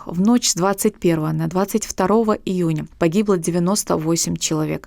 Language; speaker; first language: Russian; native; Russian